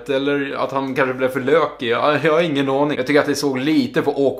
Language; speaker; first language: Swedish; native; Swedish